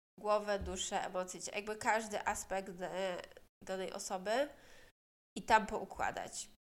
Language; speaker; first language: Polish; native; Polish